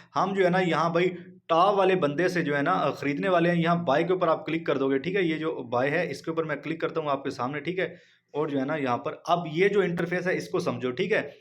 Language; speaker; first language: Urdu; non-native, local second language; Punjabi